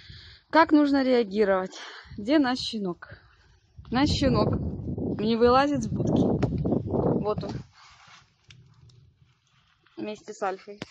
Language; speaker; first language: Russian; native; Russian